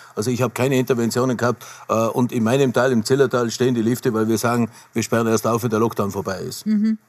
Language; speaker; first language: German; native; German